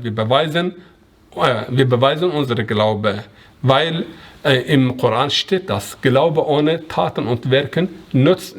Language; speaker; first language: German; non-native, learner; Persian